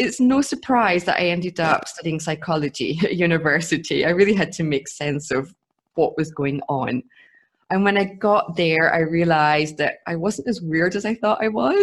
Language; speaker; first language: English; native; English